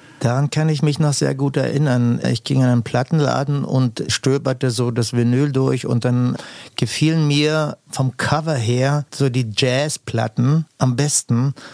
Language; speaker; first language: German; native; German